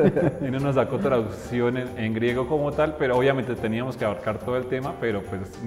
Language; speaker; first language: Spanish; native; Spanish